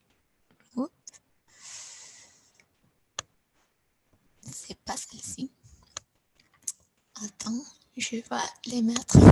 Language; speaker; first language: French; non-native, fluent; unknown